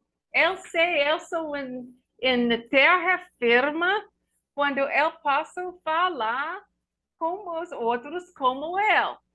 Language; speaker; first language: Portuguese; non-native, learner; English